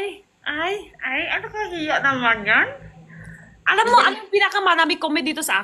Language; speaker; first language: Filipino; non-native, learner; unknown